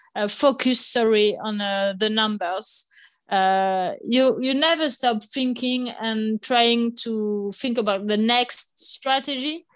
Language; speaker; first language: English; non-native, fluent; French